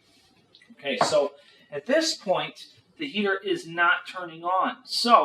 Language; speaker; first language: English; native; English